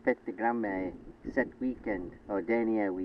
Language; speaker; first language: French; non-native, learner; English